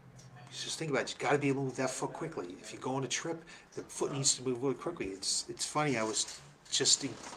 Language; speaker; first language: English; native; English